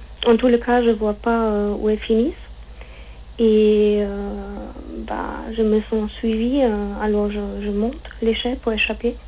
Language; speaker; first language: French; non-native, fluent; German